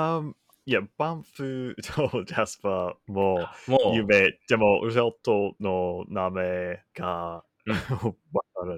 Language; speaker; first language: Japanese; non-native, learner; English